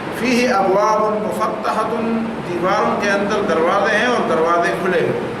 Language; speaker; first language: Urdu; non-native, local second language; Pashto